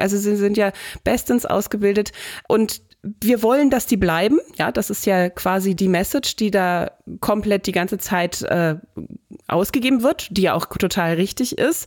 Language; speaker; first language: German; native; German